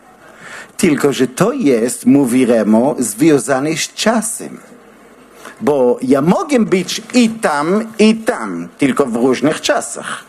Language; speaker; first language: Polish; non-native, learner; Hebrew